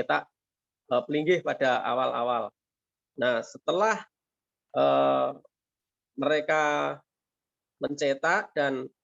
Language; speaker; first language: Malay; non-native, local second language; Javanese